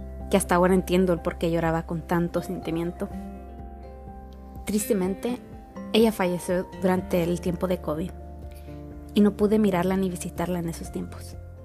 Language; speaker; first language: Spanish; early bilingual, heritage; Spanish